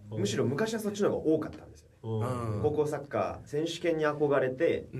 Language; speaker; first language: Japanese; native; Japanese